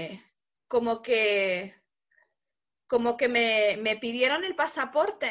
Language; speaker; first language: Spanish; native; Spanish